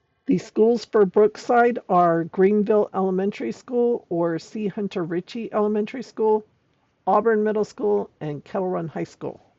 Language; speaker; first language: English; native; English